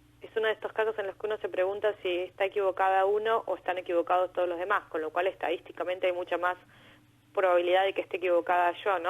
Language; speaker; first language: Spanish; native; Spanish